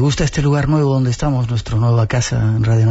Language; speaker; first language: Spanish; native; Spanish